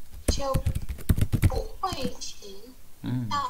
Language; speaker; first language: Chinese; non-native, learner; Vietnamese